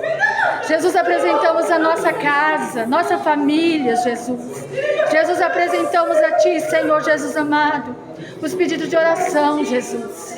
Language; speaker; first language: Portuguese; native; Portuguese